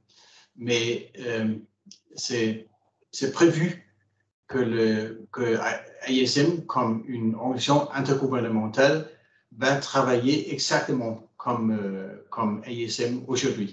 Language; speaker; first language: French; non-native, fluent; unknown